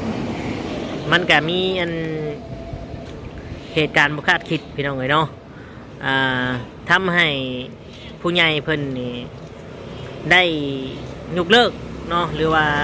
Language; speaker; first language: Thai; non-native, local second language; Lao